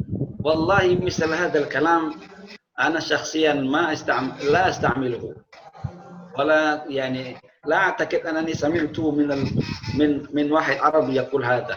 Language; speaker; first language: Arabic; non-native, fluent; Indonesian